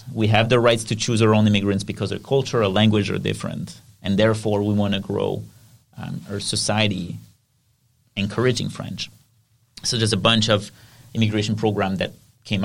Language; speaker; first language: English; non-native, fluent; French